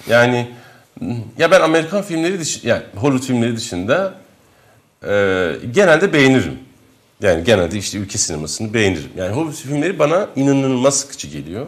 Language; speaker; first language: Turkish; non-native, local second language; Kurdish